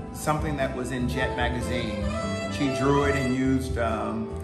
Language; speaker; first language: English; native; English